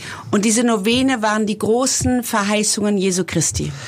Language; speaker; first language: German; native; German